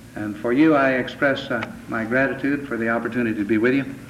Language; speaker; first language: English; native; English